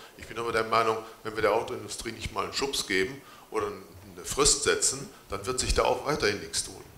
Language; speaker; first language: German; native; German